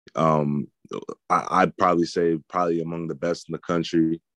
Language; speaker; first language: English; native; English